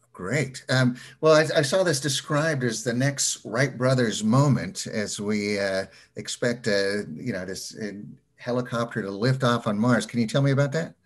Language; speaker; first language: English; native; English